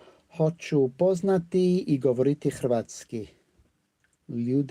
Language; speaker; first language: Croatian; non-native, learner; English